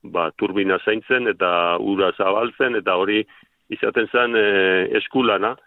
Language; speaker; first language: Basque; native; Basque